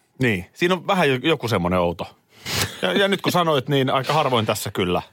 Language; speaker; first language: Finnish; native; Finnish